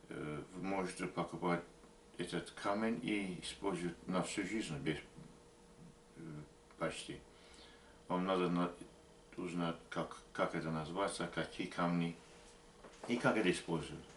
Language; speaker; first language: Russian; non-native, learner; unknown